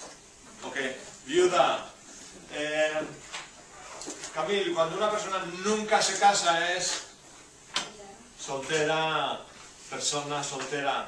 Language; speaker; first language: Spanish; non-native, fluent; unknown